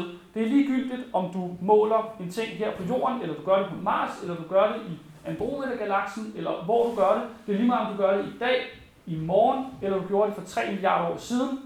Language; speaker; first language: Danish; native; Danish